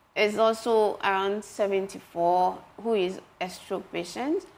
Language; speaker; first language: English; non-native, local second language; Ga